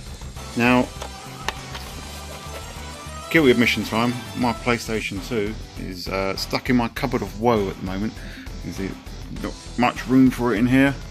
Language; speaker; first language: English; native; English